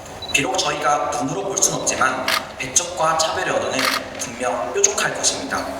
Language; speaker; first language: Korean; native; Korean